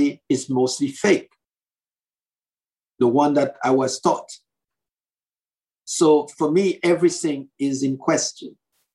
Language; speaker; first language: English; non-native, fluent; French